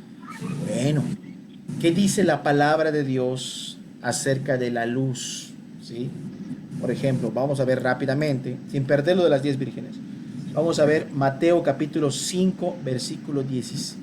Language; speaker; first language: Spanish; native; Spanish